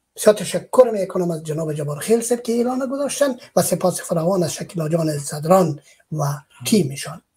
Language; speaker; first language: Persian; native; Persian